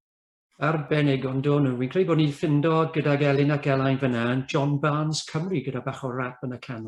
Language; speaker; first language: Welsh; native; Welsh